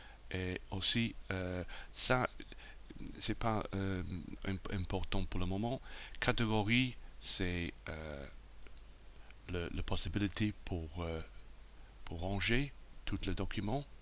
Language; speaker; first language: French; non-native, learner; English